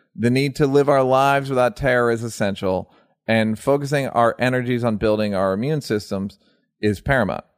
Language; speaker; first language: English; native; English